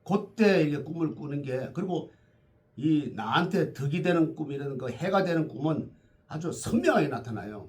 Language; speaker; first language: Korean; native; Korean